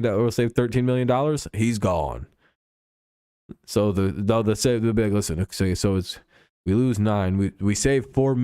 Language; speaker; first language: English; native; English